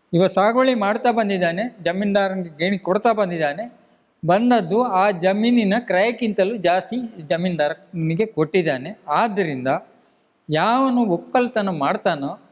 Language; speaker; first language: Kannada; native; Kannada